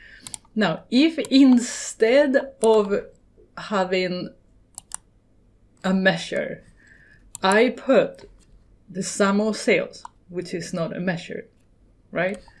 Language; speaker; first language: English; non-native, fluent; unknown